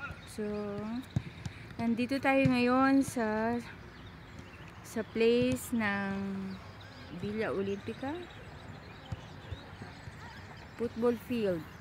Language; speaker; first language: Filipino; native; Filipino